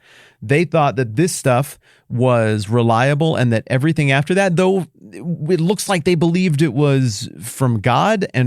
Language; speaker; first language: English; native; English